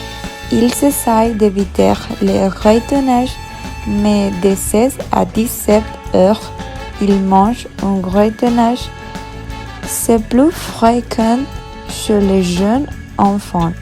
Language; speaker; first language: French; non-native, learner; Spanish